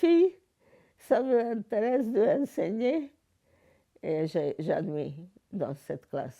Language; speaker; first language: French; non-native, learner; Hungarian